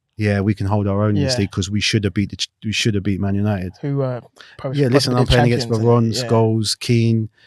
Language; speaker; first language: English; native; English